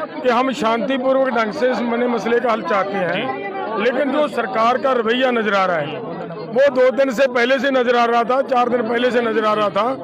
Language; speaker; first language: Hindi; non-native, local second language; Punjabi